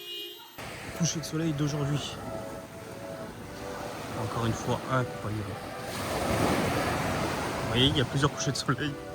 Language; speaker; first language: French; native; French